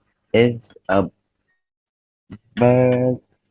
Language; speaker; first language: English; non-native, learner; Vietnamese